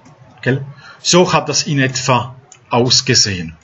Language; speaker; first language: German; non-native, fluent; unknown